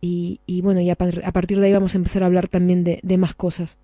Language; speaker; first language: Spanish; native; Spanish